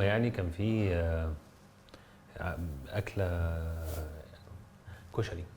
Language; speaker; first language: Arabic; native; Arabic